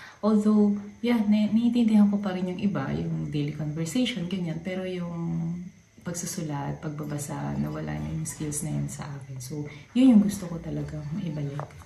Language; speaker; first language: Filipino; native; Filipino